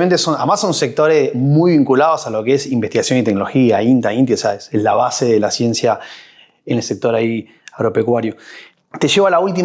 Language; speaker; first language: Spanish; native; Spanish